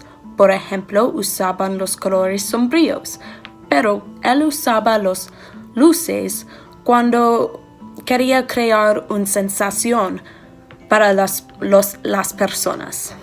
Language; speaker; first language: Spanish; non-native, learner; English